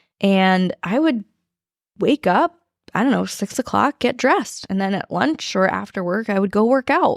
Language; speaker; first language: English; native; English